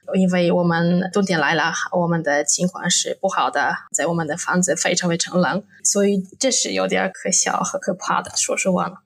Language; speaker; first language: Chinese; non-native, fluent; Polish